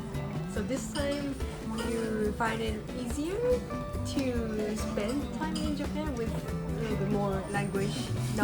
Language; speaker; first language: English; non-native, learner; Japanese